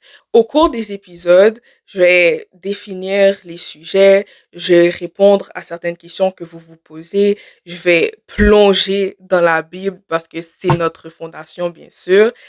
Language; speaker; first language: French; native; French